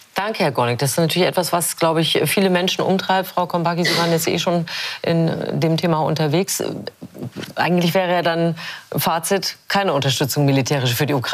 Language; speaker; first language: German; native; German